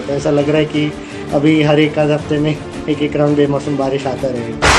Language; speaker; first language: Hindi; non-native, local second language; Gujarati